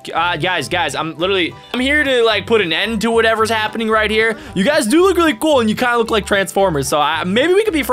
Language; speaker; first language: English; native; English